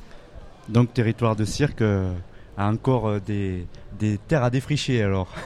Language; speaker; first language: French; native; French